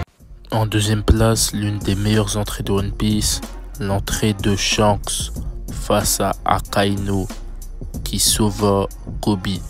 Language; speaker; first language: French; native; French